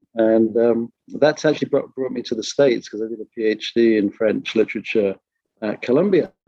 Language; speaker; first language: English; native; English